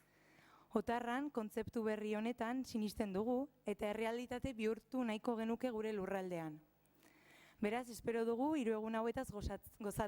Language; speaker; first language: Basque; native; Basque